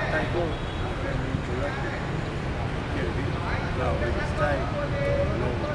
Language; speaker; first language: English; non-native, learner; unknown